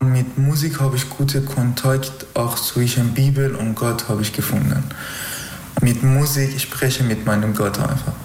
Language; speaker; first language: German; non-native, learner; Persian